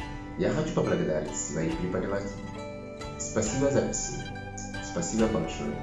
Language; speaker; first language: Russian; non-native, learner; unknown